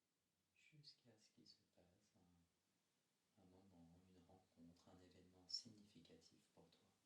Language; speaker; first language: French; native; French